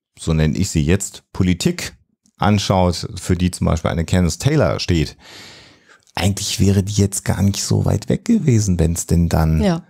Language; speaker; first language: German; native; German